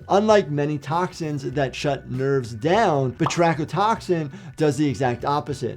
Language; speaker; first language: English; native; English